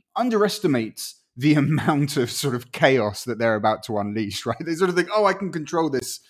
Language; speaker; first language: English; non-native, local second language; Spanish